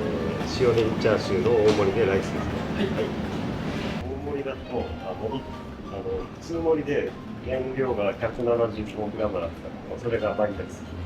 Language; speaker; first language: Japanese; native; Japanese